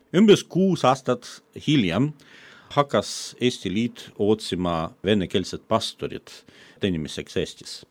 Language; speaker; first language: Estonian; non-native, fluent; Russian